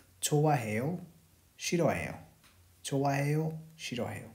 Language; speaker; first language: Korean; non-native, fluent; Hindi